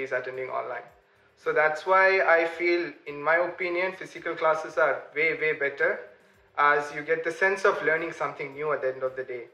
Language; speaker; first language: English; non-native, local second language; Tamil